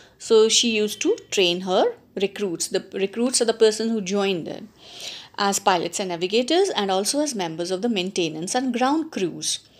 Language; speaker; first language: English; non-native, local second language; Punjabi